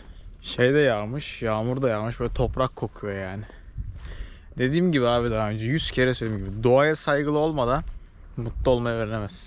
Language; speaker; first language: Turkish; native; Turkish